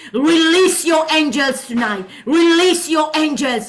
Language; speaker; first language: English; non-native, local second language; Morisyen